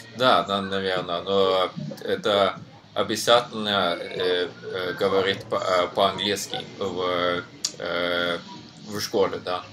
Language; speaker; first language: Russian; non-native, learner; Norwegian